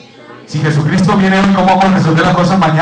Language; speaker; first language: Spanish; native; Spanish